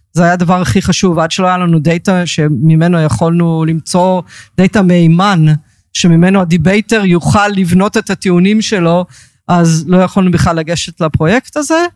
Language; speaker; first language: Hebrew; early bilingual, heritage; Hebrew